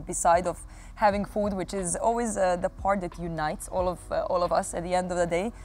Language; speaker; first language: English; non-native, fluent; Serbian